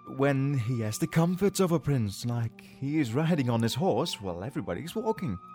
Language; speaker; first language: English; non-native, fluent; Dutch